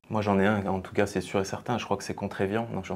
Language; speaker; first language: French; native; French